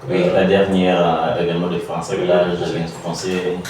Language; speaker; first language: French; non-native, learner; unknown